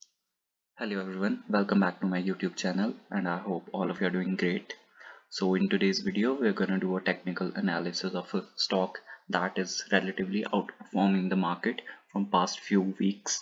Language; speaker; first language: English; non-native, local second language; Hindi